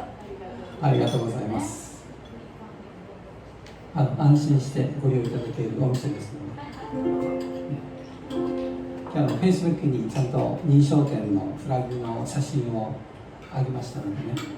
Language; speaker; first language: Japanese; native; Japanese